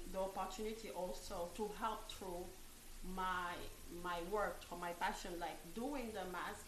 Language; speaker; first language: English; non-native, fluent; French